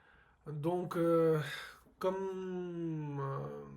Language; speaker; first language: French; non-native, learner; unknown